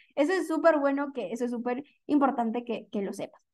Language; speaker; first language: Spanish; native; Spanish